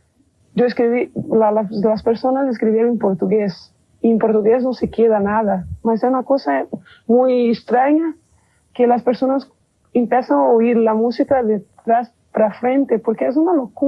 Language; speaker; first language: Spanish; non-native, learner; Portuguese